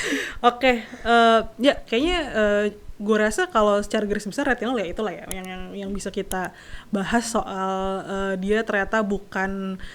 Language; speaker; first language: Indonesian; native; Indonesian